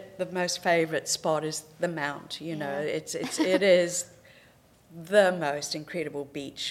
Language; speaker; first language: English; native; English